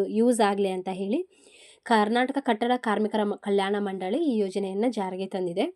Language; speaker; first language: Kannada; native; Kannada